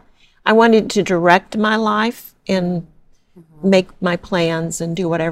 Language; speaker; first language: English; native; English